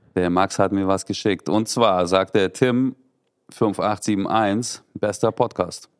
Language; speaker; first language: German; native; German